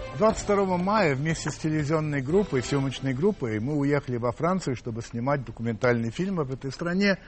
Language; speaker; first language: Russian; non-native, fluent; English